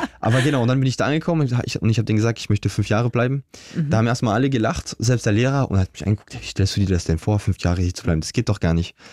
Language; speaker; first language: German; early bilingual, other home language; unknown